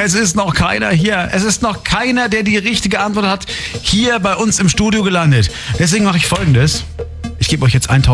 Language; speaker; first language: German; native; German